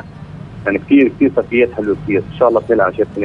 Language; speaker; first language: Arabic; native; Arabic